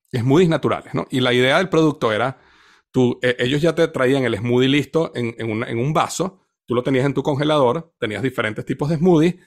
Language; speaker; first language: Spanish; native; Spanish